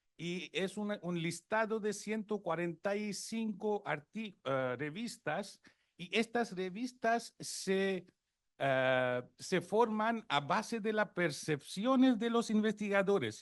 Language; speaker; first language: Spanish; non-native, fluent; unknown